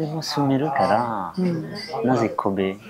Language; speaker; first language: Japanese; non-native, fluent; French